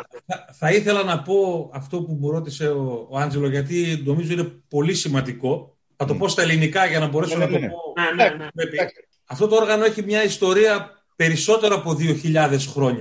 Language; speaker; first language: Greek; native; Greek